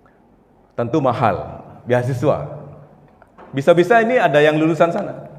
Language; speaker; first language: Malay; non-native, local second language; Javanese